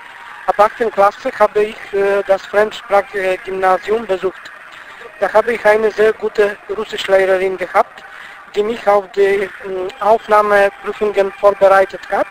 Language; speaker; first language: German; non-native, fluent; Bulgarian